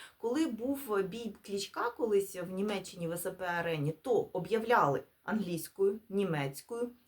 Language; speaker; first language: Ukrainian; non-native, local second language; Russian